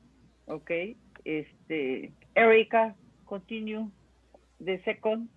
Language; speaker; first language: English; non-native, learner; Spanish